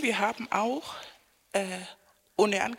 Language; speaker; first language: German; non-native, fluent; Spanish